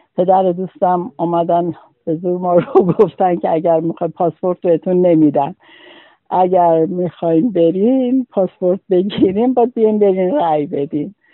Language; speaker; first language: Persian; native; Persian